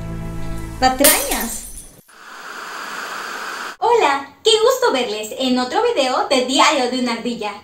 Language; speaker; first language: Spanish; native; Spanish